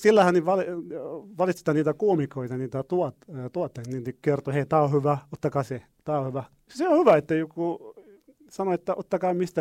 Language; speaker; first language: Finnish; non-native, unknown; Arabic